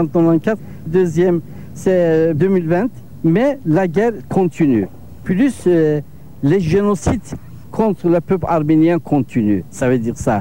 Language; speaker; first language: French; non-native, learner; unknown